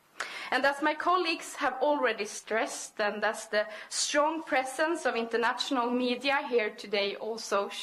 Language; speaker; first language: English; non-native, fluent; Swedish